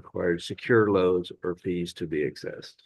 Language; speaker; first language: English; native; English